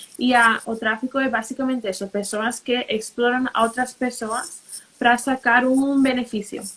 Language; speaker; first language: Portuguese; non-native, fluent; Spanish